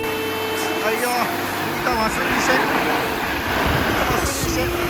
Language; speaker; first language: Japanese; native; Japanese